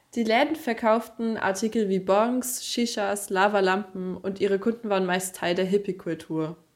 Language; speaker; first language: German; native; German